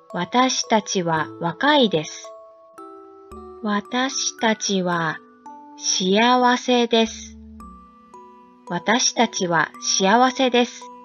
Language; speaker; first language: Japanese; non-native, fluent; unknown